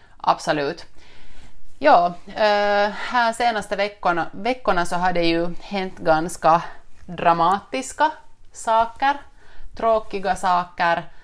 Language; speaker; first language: Swedish; non-native, local second language; Finnish